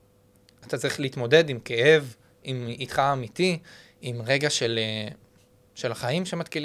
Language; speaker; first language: Hebrew; native; Hebrew